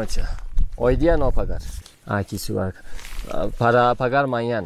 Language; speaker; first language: Spanish; non-native, learner; Turkish